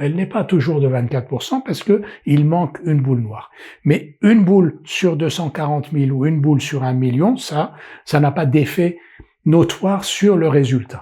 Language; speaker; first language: French; native; French